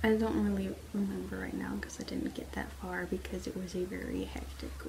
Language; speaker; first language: English; native; English